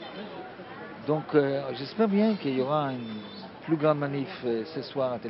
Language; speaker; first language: French; non-native, fluent; Hebrew